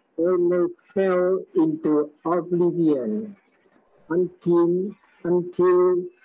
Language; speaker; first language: English; non-native, learner; Vietnamese